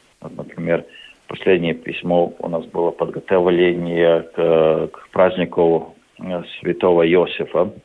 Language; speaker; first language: Russian; non-native, local second language; Latvian